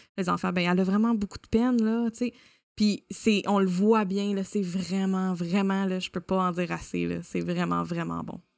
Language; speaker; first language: French; native; French